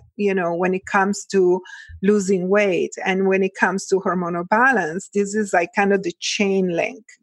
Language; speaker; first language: English; early bilingual, other home language; Italian